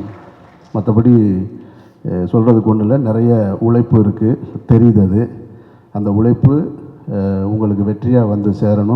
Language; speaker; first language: Tamil; native; Tamil